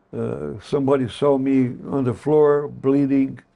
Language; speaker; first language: English; non-native, fluent; Portuguese